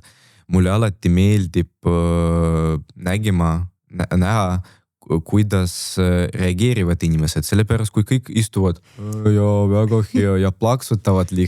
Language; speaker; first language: Estonian; non-native, local second language; Russian